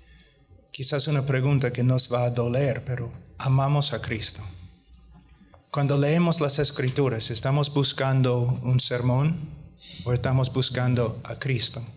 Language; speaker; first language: Spanish; non-native, fluent; English